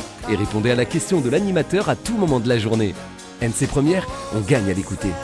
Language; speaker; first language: French; native; French